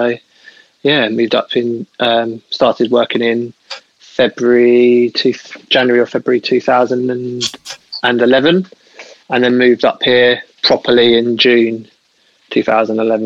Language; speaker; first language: English; native; English